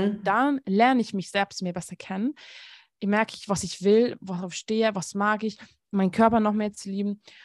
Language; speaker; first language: German; non-native, fluent; Hungarian